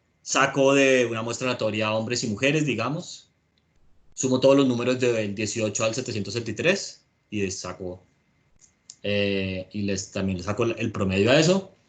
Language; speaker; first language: Spanish; native; Spanish